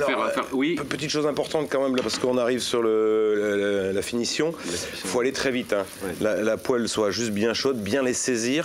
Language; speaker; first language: French; native; French